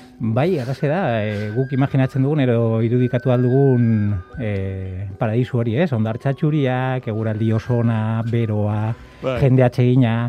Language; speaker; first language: Basque; native; Basque